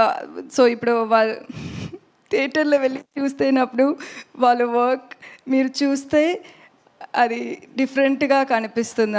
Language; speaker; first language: Telugu; non-native, learner; Tamil